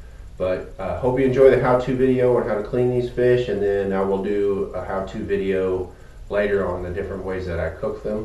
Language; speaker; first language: English; native; English